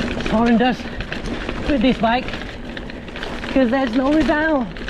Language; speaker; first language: English; non-native, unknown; Thai